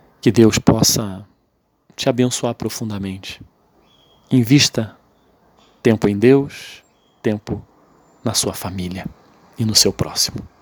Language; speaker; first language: Portuguese; native; Portuguese